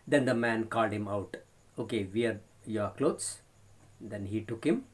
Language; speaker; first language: English; non-native, local second language; Kannada